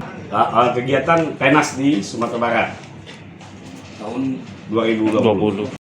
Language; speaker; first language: Indonesian; native; Indonesian